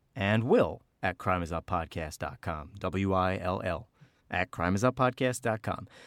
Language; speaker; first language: English; native; English